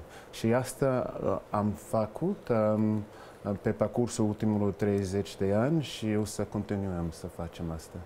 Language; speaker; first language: Romanian; non-native, fluent; English